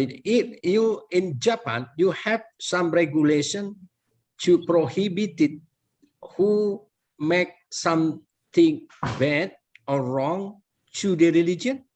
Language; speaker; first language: English; non-native, learner; Indonesian